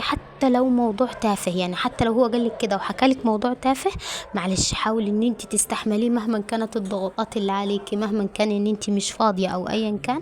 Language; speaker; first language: Arabic; native; Arabic